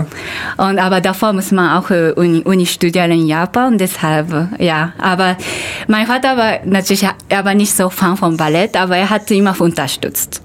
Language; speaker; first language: German; non-native, fluent; Japanese